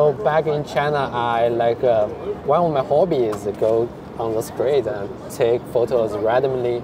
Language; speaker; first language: English; non-native, fluent; Chinese